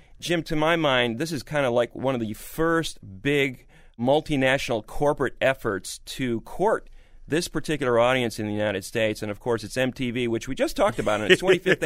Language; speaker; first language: English; native; English